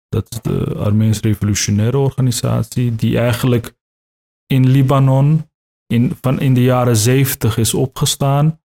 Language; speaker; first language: Dutch; early bilingual, other home language; Turkish